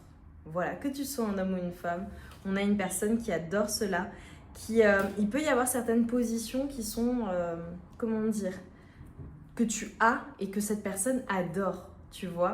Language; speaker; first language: French; native; French